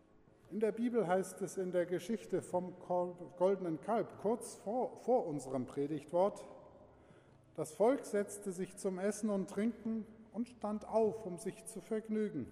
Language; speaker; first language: German; native; German